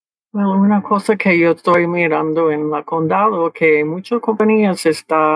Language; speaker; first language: Spanish; early bilingual, heritage; Spanish